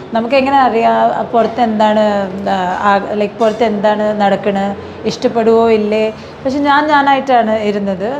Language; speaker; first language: Malayalam; non-native, learner; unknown